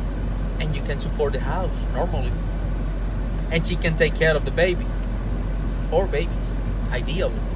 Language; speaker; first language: English; non-native, fluent; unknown